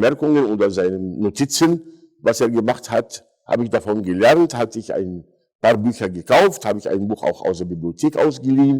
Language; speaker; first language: German; non-native, fluent; Arabic